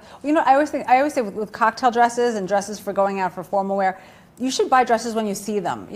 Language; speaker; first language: English; native; English